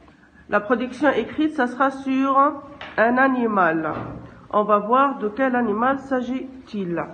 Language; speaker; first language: French; non-native, local second language; Arabic